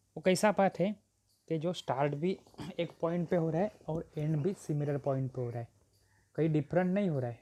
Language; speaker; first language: Hindi; non-native, local second language; Marathi